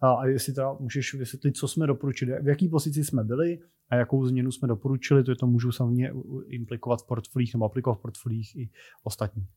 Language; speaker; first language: Czech; native; Czech